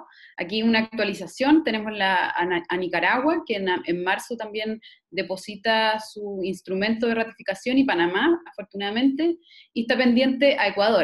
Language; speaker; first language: Spanish; native; Spanish